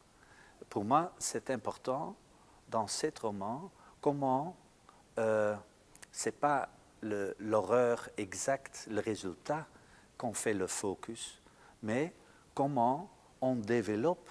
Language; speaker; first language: French; non-native, local second language; Dutch